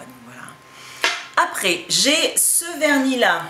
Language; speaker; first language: French; native; French